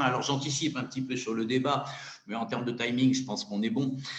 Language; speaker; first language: French; native; French